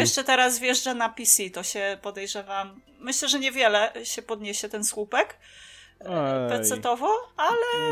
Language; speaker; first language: Polish; native; Polish